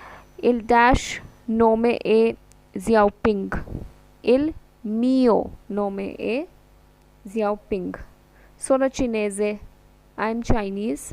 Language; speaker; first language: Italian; non-native, fluent; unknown